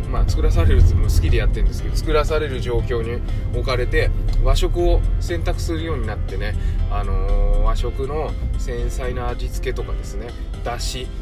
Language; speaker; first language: Japanese; native; Japanese